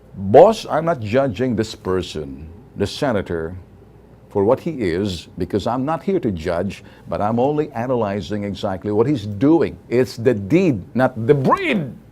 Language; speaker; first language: English; non-native, local second language; Filipino